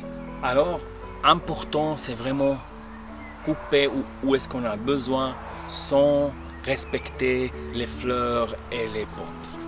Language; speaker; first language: French; non-native, local second language; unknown